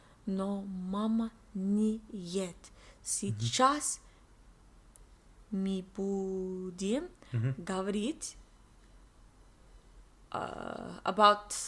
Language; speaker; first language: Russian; non-native, learner; English